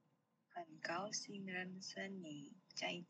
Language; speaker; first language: Chinese; non-native, learner; Indonesian